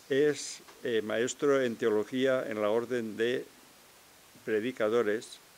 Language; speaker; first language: Spanish; native; Spanish